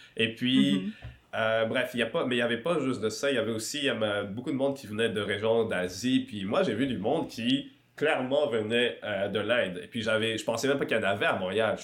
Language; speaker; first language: French; early bilingual, other home language; Swahili